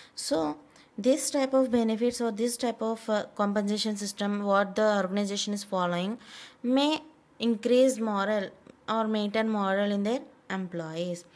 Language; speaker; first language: English; non-native, local second language; Telugu